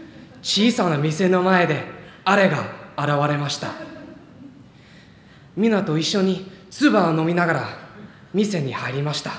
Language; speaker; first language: Japanese; non-native, learner; English